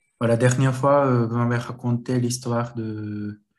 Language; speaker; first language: French; non-native, learner; Japanese